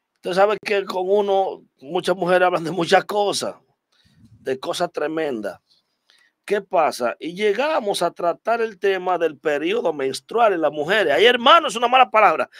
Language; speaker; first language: Spanish; native; Spanish